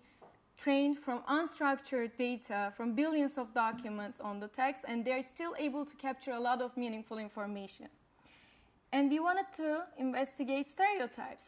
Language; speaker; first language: English; non-native, fluent; Turkish